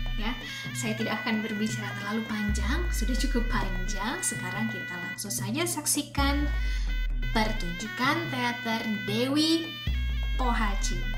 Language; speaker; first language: Indonesian; native; Indonesian